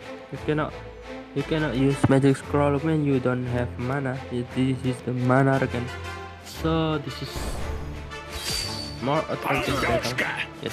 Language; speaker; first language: English; non-native, learner; Indonesian